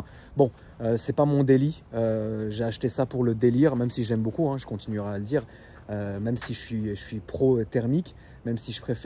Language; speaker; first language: French; native; French